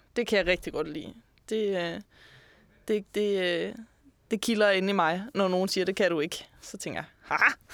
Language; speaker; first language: Danish; native; Danish